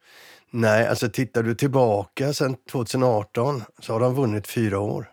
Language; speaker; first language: Swedish; native; Swedish